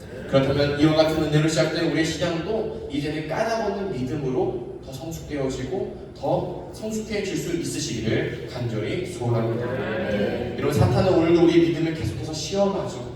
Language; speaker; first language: Korean; native; Korean